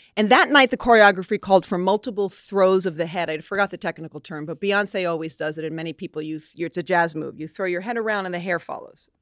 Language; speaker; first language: English; native; English